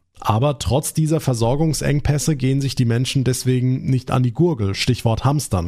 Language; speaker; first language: German; native; German